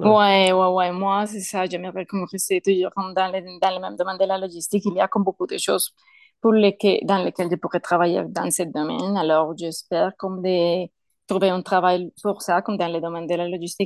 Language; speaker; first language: French; non-native, learner; Spanish